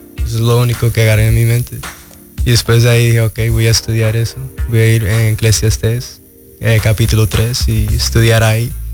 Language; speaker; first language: Spanish; early bilingual, heritage; Spanish